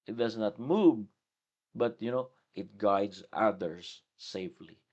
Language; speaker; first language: English; non-native, local second language; Filipino